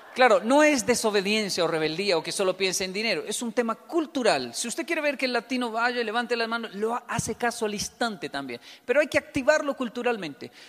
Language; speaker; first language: Spanish; native; Spanish